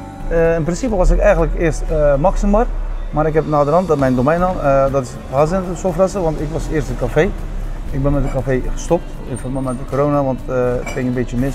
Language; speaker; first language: Dutch; non-native, local second language; Turkish